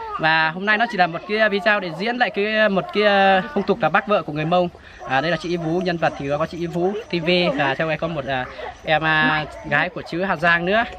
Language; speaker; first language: Vietnamese; non-native, local second language; Hmong